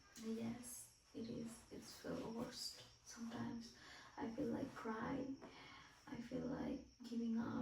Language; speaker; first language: English; non-native, fluent; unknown